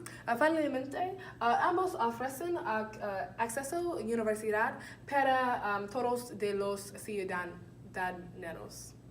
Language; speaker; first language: Spanish; non-native, learner; English